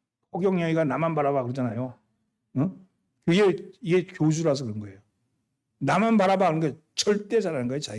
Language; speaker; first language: Korean; native; Korean